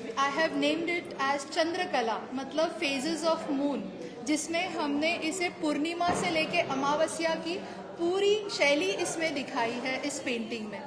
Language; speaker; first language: Hindi; native; Hindi